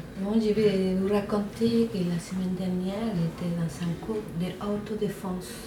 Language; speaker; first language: French; non-native, fluent; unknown